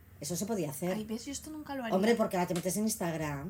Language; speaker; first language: Spanish; native; Spanish